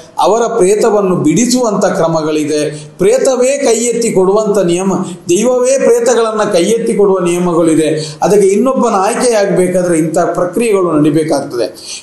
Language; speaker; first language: Kannada; non-native, local second language; Tulu